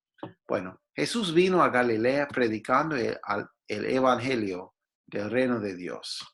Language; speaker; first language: Spanish; non-native, fluent; English